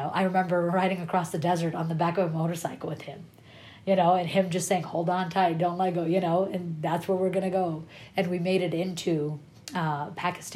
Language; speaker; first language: English; early bilingual, other home language; Persian